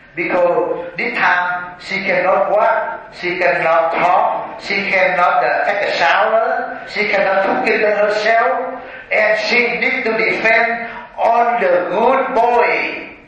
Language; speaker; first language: English; non-native, learner; Vietnamese